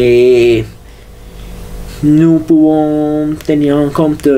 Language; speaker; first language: French; non-native, learner; Spanish